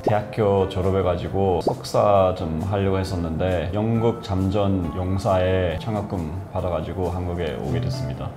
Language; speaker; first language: Korean; non-native, fluent; English